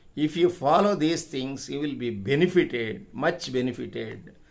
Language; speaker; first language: English; non-native, local second language; Telugu